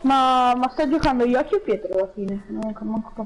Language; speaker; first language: Italian; native; Italian